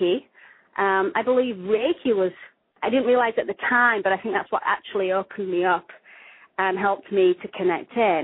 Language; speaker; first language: English; native; English